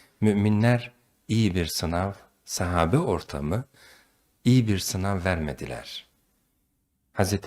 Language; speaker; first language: Turkish; native; Turkish